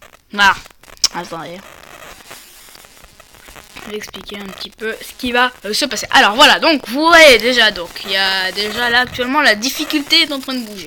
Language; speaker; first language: French; native; French